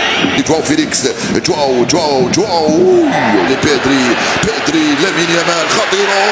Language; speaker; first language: Arabic; native; Arabic